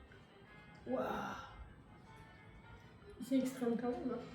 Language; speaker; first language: French; native; French